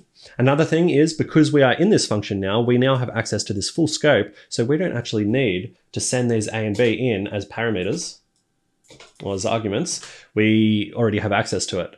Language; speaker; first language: English; native; English